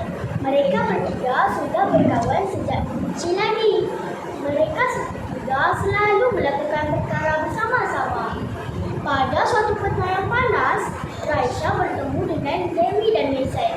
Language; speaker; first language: Malay; native; Malay